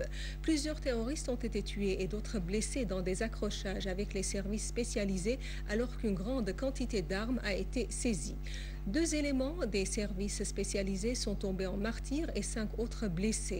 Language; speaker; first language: French; non-native, fluent; Arabic